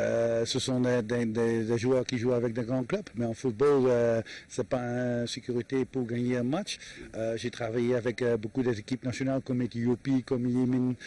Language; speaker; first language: French; non-native, fluent; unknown